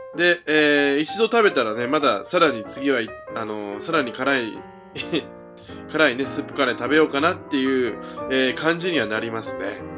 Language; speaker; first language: Japanese; native; Japanese